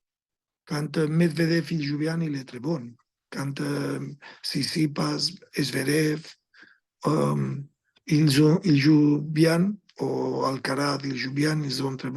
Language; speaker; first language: French; non-native, fluent; Spanish